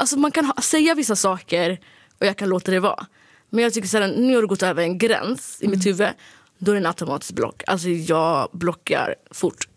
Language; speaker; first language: Swedish; early bilingual, other home language; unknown